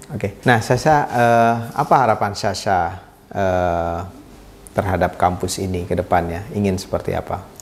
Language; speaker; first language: Indonesian; native; Indonesian